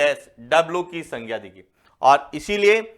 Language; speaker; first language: Hindi; native; Hindi